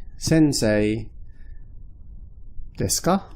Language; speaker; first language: Japanese; non-native, fluent; English